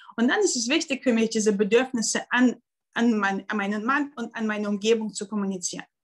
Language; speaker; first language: German; non-native, fluent; Russian